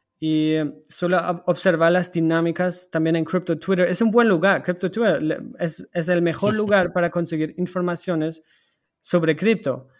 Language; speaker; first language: Spanish; non-native, fluent; German